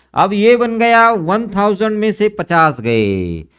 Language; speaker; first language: Hindi; non-native, local second language; Marathi